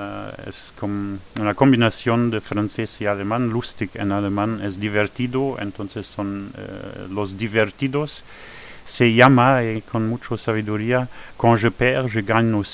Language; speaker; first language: Spanish; non-native, fluent; French